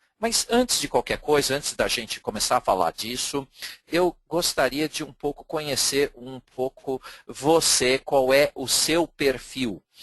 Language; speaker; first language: Portuguese; native; Portuguese